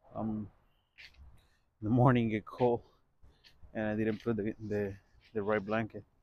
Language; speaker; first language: English; non-native, fluent; Spanish